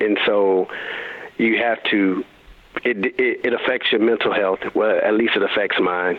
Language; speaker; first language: English; native; English